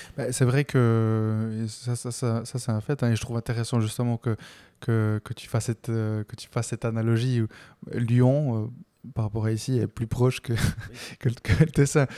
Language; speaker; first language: French; early bilingual, other home language; Spanish